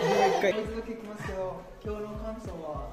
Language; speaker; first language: Japanese; non-native, learner; Punjabi